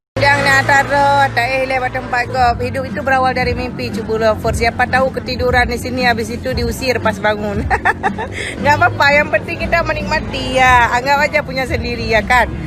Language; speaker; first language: Malay; non-native, local second language; Achinese